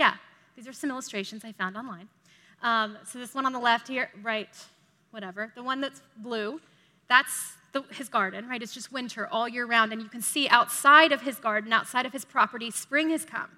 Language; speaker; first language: English; native; English